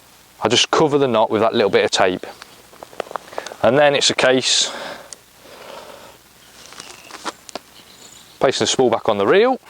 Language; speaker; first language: English; native; English